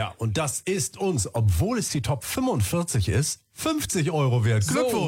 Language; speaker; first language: German; native; German